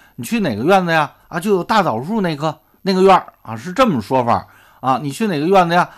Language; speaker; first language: Chinese; native; Chinese